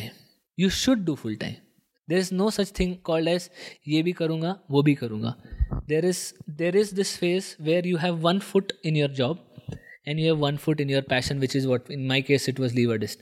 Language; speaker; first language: English; non-native, local second language; Marathi